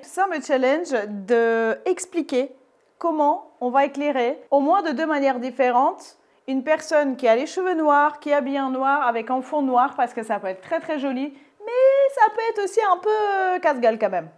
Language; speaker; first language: French; native; French